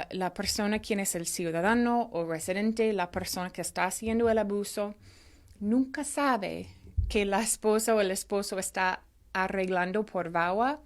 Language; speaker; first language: Spanish; non-native, fluent; English